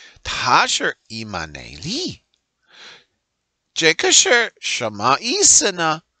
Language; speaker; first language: Chinese; non-native, learner; English